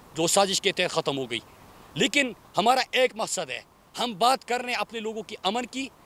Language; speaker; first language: Urdu; non-native, local second language; Pashto